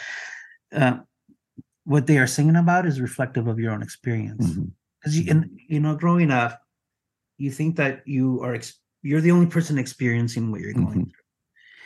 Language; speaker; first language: English; non-native, fluent; Spanish